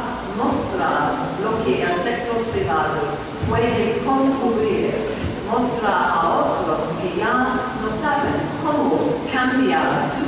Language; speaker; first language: Spanish; non-native, fluent; English